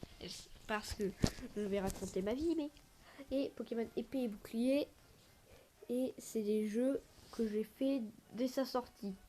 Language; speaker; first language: French; native; French